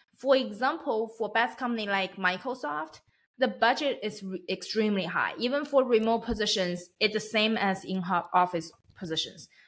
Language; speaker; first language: English; non-native, fluent; Chinese